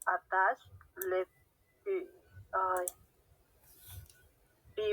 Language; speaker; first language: French; non-native, learner; Spanish